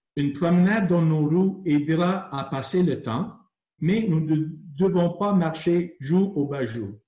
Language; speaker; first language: French; non-native, local second language; English